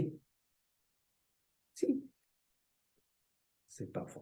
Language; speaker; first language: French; non-native, fluent; Spanish